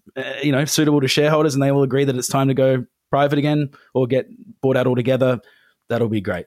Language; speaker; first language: English; native; English